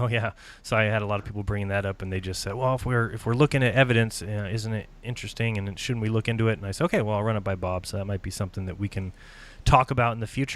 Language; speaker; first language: English; native; English